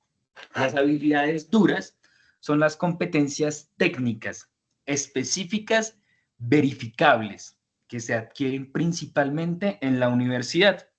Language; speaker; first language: Spanish; native; Spanish